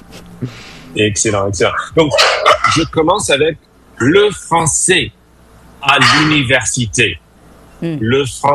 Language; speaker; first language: French; non-native, fluent; English